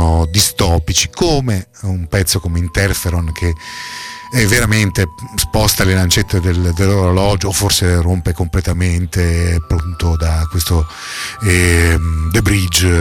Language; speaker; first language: Italian; native; Italian